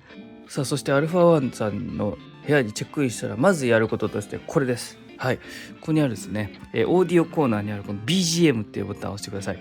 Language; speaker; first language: Japanese; native; Japanese